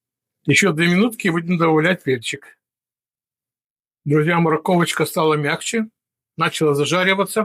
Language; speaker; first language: Russian; native; Russian